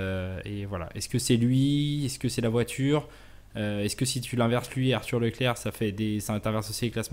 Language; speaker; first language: French; native; French